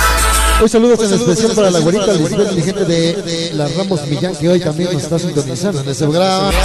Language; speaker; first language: Spanish; native; Spanish